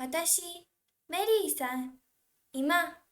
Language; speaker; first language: Japanese; non-native, fluent; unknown